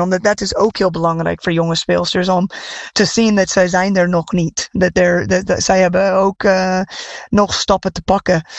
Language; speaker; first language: Dutch; non-native, fluent; English